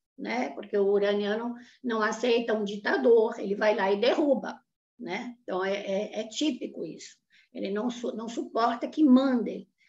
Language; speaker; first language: Portuguese; non-native, fluent; Italian